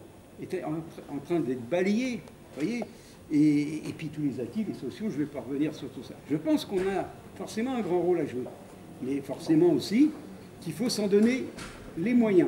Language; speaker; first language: French; native; French